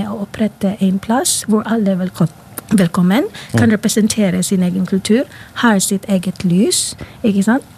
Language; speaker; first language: Norwegian; non-native, fluent; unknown